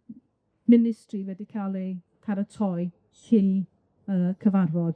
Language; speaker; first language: Welsh; non-native, local second language; English